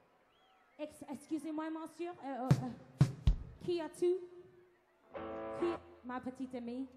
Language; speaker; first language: French; non-native, learner; English